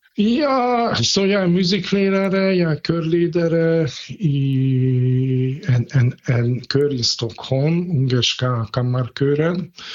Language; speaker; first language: Swedish; non-native, fluent; Hungarian